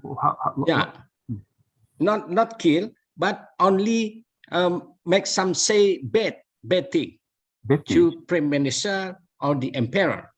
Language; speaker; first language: English; non-native, learner; Indonesian